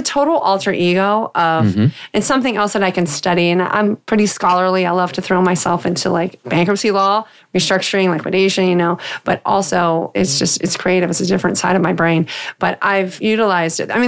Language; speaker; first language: English; native; English